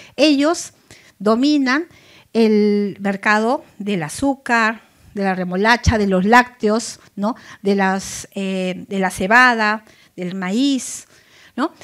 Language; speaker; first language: Spanish; native; Spanish